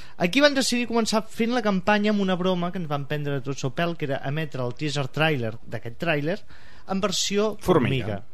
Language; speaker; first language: Catalan; native; Catalan